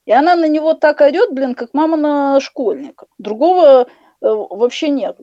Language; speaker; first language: Russian; native; Russian